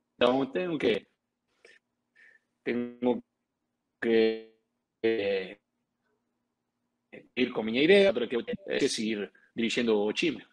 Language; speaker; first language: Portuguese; non-native, learner; Spanish